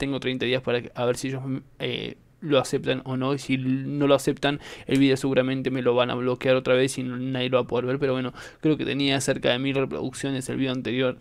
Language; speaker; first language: Spanish; native; Spanish